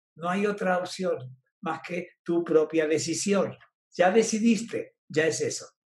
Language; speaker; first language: Spanish; native; Spanish